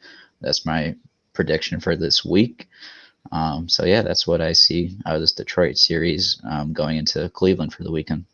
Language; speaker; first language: English; native; English